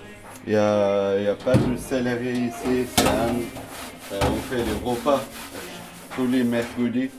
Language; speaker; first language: French; non-native, learner; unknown